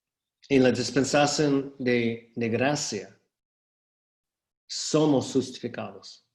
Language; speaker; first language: Spanish; non-native, fluent; English